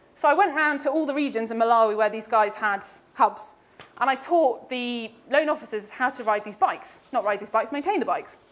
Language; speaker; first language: English; native; English